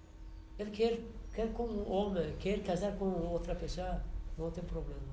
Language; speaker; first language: Portuguese; non-native, learner; Persian